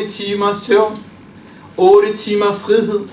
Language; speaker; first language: Danish; early bilingual, other home language; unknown